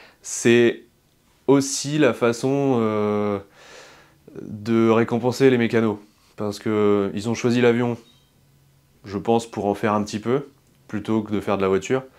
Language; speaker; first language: French; native; French